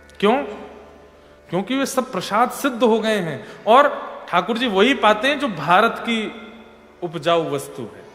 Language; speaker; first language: Hindi; native; Hindi